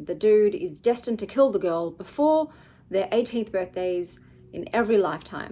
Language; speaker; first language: English; native; English